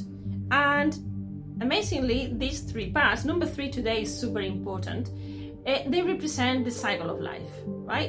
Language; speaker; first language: English; non-native, fluent; Spanish